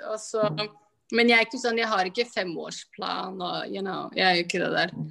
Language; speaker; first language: Norwegian; early bilingual, other home language; Somali